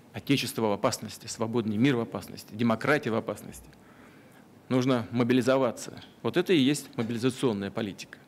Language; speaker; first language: Russian; native; Russian